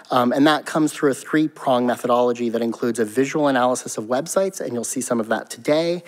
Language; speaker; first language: English; native; English